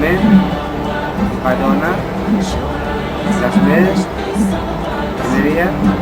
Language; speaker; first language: Catalan; non-native, learner; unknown